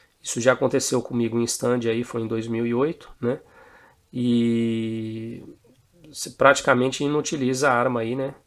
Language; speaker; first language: Portuguese; native; Portuguese